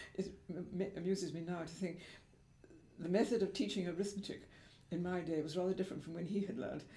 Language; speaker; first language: English; native; English